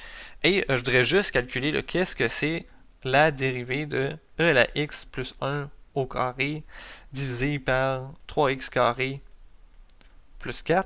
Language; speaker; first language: French; native; French